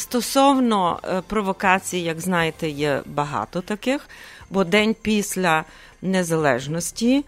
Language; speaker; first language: Ukrainian; early bilingual, heritage; Ukrainian